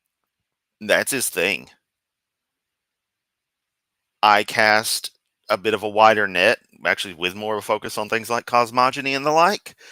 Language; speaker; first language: English; native; English